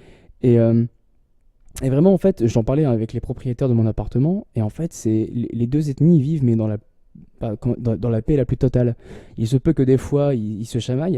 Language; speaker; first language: French; native; French